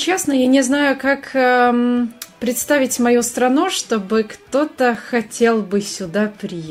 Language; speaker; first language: Russian; non-native, fluent; Hungarian